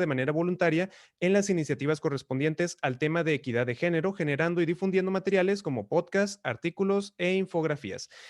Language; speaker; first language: Spanish; native; Spanish